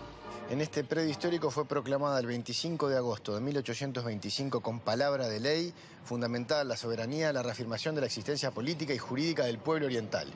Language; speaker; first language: Spanish; native; Spanish